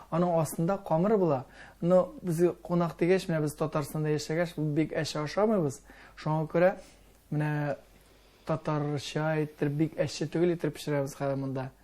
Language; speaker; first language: Tatar; early bilingual, heritage; Tatar